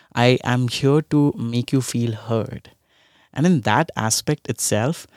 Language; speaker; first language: English; non-native, local second language; Hindi